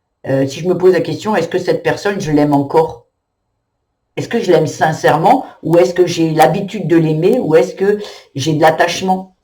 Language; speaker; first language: French; native; French